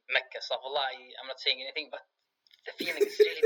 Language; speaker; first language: English; non-native, fluent; Arabic